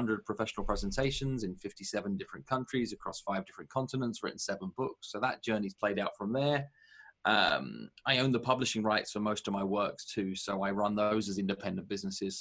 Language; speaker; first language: English; native; English